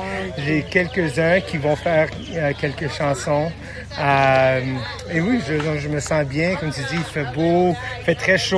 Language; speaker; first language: French; non-native, local second language; English